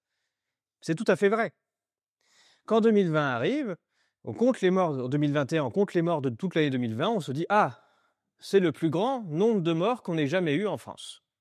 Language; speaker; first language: French; native; French